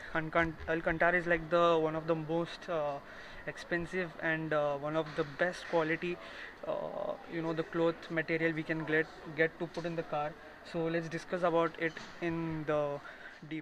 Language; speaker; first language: English; non-native, fluent; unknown